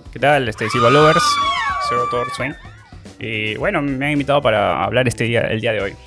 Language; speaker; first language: Spanish; native; Spanish